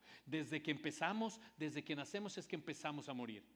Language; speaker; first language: Spanish; native; Spanish